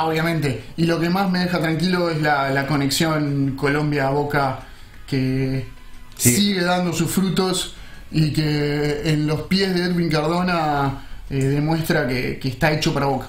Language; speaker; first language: Spanish; native; Spanish